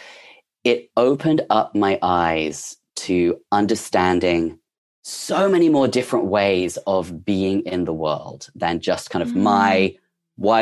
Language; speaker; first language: English; native; English